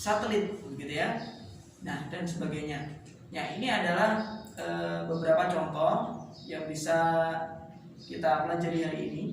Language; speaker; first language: Indonesian; native; Indonesian